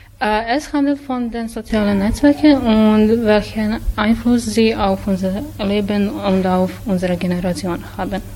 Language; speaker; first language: German; non-native, fluent; Serbian